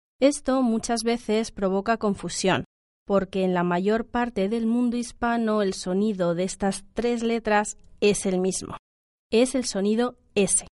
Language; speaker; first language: Spanish; native; Spanish